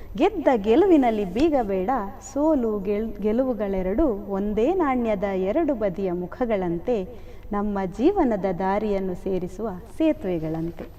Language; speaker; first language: Kannada; non-native, local second language; Tulu